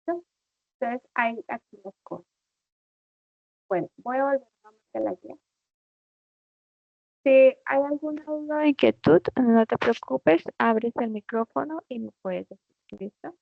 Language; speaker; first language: Spanish; native; Spanish